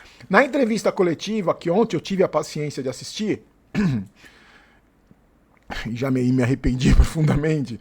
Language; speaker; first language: Portuguese; native; Portuguese